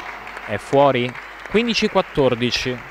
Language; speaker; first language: Italian; native; Italian